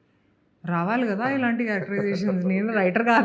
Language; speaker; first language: Telugu; non-native, local second language; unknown